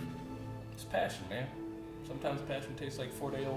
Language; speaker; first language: English; native; English